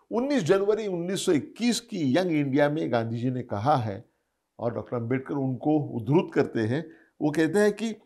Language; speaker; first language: Hindi; non-native, local second language; Marathi